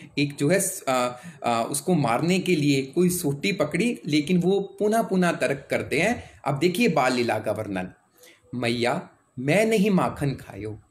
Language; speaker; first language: Hindi; native; Hindi